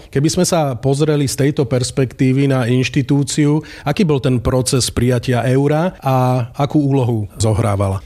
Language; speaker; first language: Slovak; native; Slovak